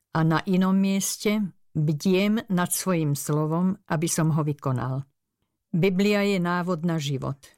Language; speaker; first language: Slovak; early bilingual, other home language; Hungarian